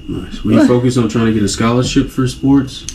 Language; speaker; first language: English; native; English